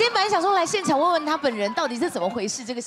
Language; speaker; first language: Chinese; native; Chinese